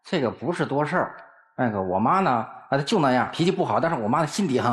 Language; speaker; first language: Chinese; native; Chinese